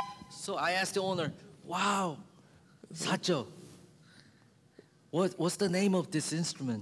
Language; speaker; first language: English; early bilingual, other home language; Korean